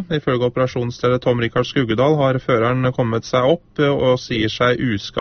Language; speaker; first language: Norwegian; native; Norwegian